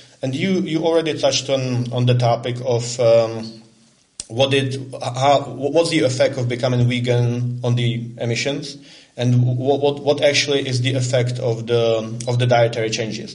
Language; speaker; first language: English; non-native, fluent; Czech